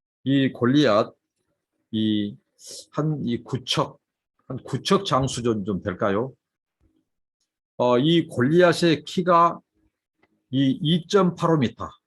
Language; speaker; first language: Korean; native; Korean